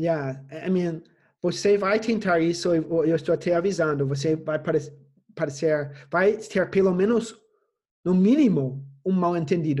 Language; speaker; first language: Portuguese; non-native, fluent; English